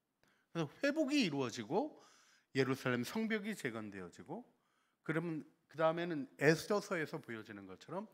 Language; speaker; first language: Korean; native; Korean